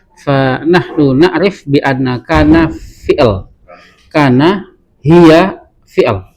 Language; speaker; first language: Arabic; non-native, learner; Indonesian